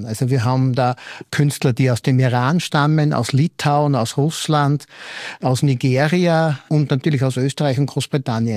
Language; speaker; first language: German; native; German